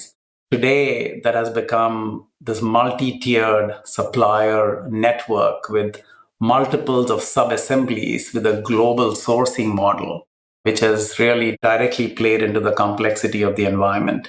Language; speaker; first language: English; non-native, local second language; Malayalam